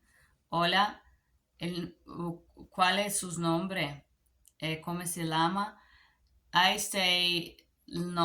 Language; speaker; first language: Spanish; non-native, learner; Bulgarian